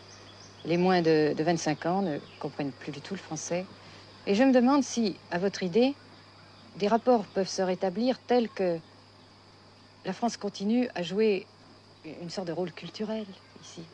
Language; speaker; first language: French; native; French